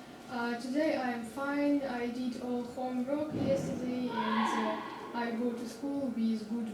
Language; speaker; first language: English; non-native, learner; Russian